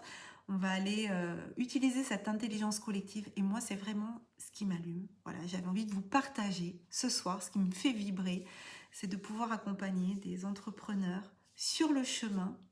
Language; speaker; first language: French; native; French